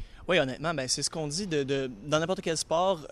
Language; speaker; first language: French; native; French